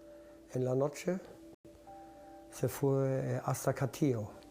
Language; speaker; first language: Spanish; early bilingual, other home language; German